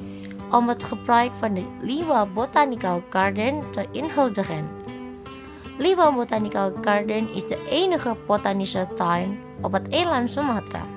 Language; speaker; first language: Dutch; non-native, fluent; Indonesian